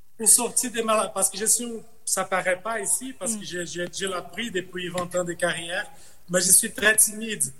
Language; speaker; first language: French; non-native, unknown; Portuguese